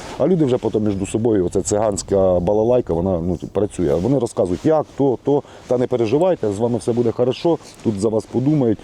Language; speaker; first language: Ukrainian; native; Ukrainian